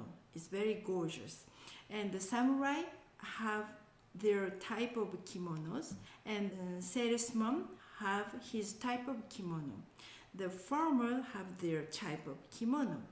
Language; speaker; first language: English; non-native, learner; Japanese